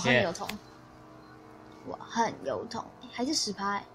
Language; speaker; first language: Chinese; native; Chinese